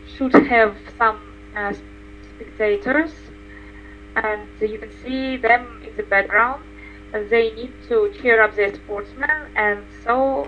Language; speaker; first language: English; non-native, learner; Russian